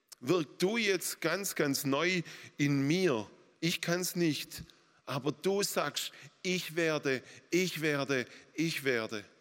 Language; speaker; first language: German; native; German